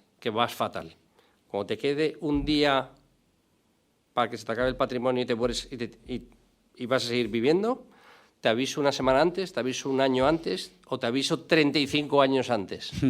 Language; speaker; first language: Spanish; native; Spanish